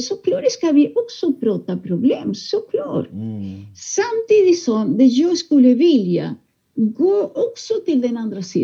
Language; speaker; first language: Swedish; non-native, fluent; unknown